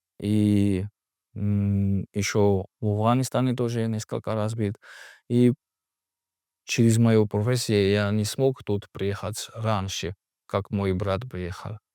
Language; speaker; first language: Russian; non-native, learner; Georgian